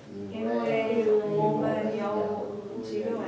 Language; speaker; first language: Chinese; non-native, learner; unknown